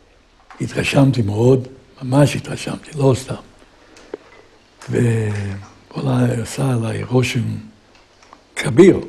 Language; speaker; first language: Hebrew; non-native, fluent; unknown